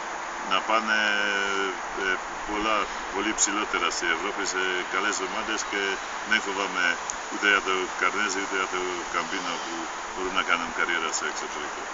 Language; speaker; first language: Greek; non-native, fluent; Polish